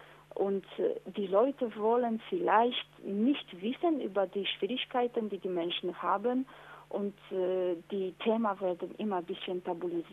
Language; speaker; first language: German; non-native, learner; Polish